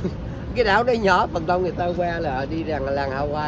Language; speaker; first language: Vietnamese; native; Vietnamese